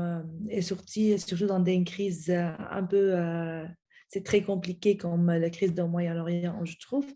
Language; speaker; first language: French; non-native, fluent; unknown